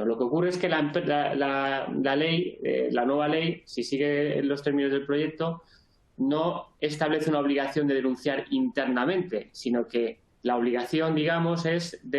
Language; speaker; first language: Spanish; native; Spanish